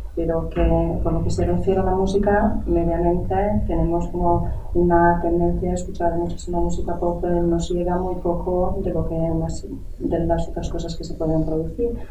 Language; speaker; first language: Spanish; native; Spanish